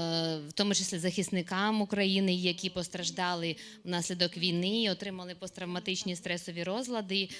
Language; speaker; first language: Ukrainian; native; Ukrainian